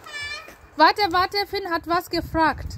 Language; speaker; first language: German; non-native, fluent; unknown